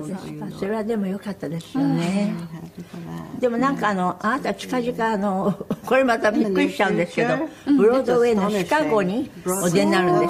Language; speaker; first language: Japanese; native; Japanese